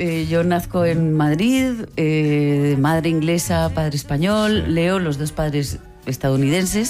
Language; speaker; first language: Spanish; native; Spanish